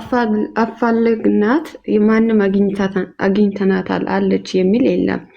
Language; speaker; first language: Amharic; non-native, local second language; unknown